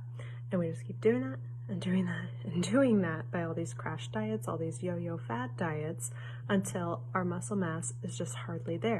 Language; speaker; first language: English; native; English